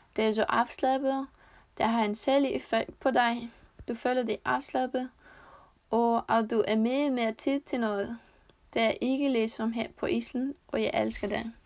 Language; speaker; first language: Danish; non-native, learner; Icelandic